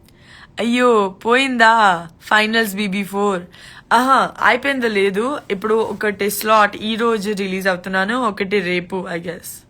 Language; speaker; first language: Telugu; non-native, learner; Gujarati